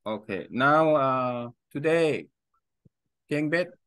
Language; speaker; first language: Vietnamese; non-native, learner; Korean